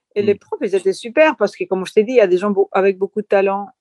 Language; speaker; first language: French; non-native, fluent; Spanish